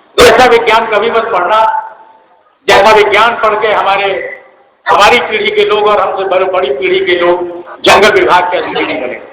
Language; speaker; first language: Hindi; non-native, local second language; Bhojpuri